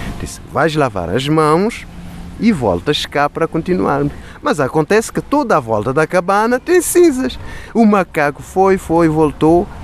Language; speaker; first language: Portuguese; non-native, local second language; Kabuverdianu